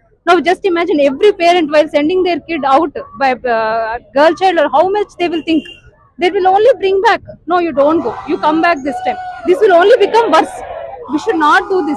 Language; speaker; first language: English; non-native, local second language; Telugu